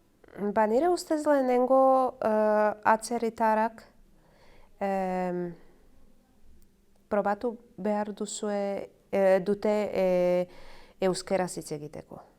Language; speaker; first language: Basque; non-native, learner; Croatian